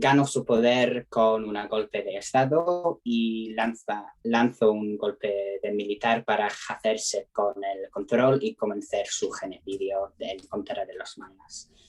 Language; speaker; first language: Spanish; non-native, learner; English